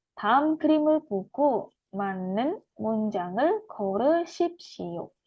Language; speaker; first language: Korean; non-native, fluent; Indonesian